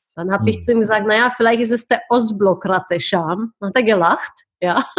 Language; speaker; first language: German; non-native, fluent; Czech